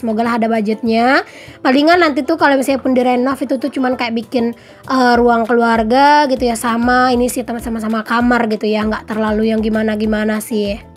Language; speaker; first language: Indonesian; native; Indonesian